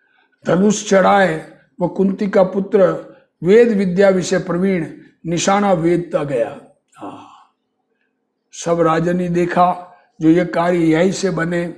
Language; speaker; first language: Hindi; native; Hindi